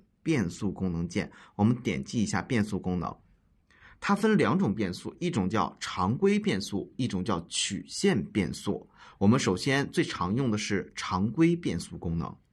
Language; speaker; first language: Chinese; native; Chinese